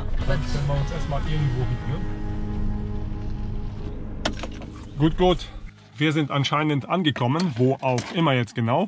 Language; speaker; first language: German; native; German